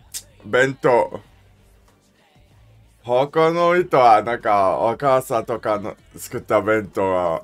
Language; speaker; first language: Japanese; non-native, learner; English